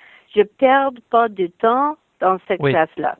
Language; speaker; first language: French; non-native, fluent; English